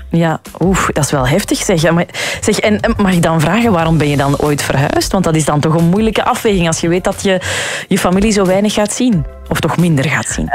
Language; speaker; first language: Dutch; native; Dutch